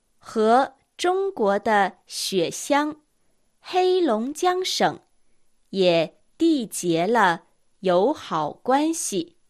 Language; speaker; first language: Chinese; non-native, fluent; Japanese